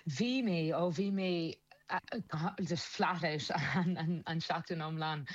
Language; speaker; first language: Irish; non-native, local second language; English